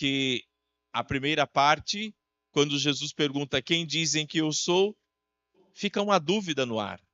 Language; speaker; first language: Portuguese; native; Portuguese